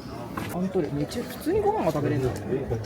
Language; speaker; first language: Japanese; native; Japanese